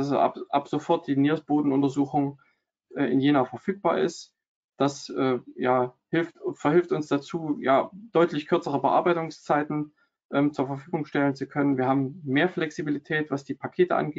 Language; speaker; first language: German; native; German